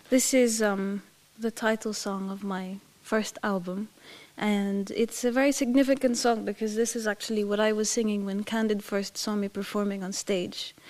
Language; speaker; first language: English; native; English